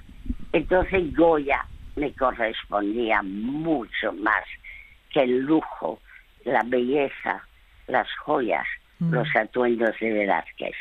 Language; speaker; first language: Spanish; early bilingual, other home language; French